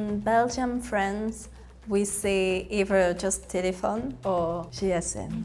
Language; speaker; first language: English; non-native, fluent; French